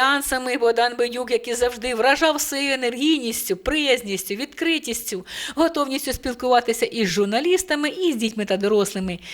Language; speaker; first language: Ukrainian; native; Ukrainian